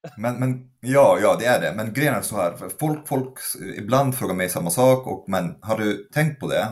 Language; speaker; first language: Swedish; non-native, fluent; Arabic